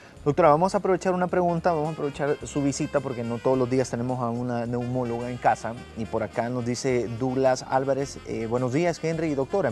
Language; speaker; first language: Spanish; native; Spanish